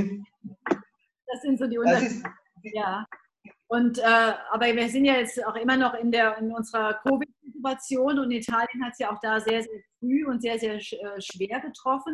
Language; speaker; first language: German; native; German